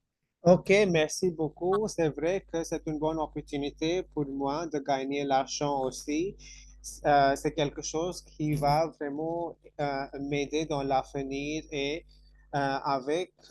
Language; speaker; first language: French; non-native, fluent; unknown